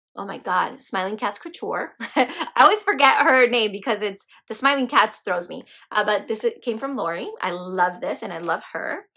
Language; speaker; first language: English; native; English